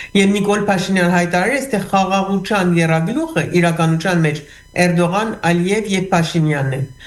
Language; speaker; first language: Armenian; early bilingual, heritage; Armenian